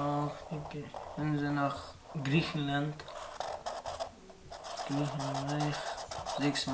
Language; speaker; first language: German; non-native, learner; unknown